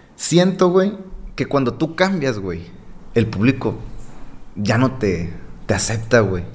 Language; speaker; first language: Spanish; native; Spanish